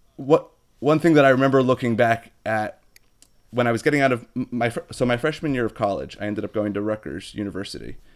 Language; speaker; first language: English; native; English